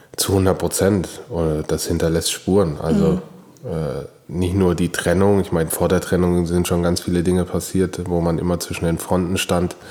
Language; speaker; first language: German; native; German